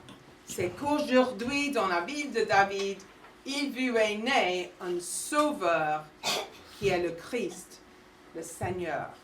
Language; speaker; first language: French; non-native, fluent; English